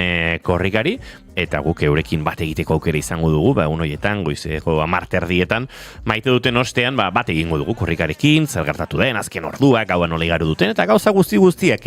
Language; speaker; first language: Basque; native; Basque